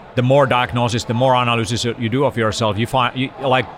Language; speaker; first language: English; non-native, fluent; Finnish